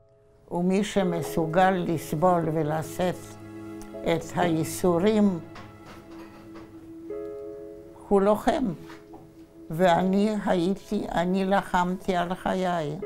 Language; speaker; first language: Hebrew; non-native, fluent; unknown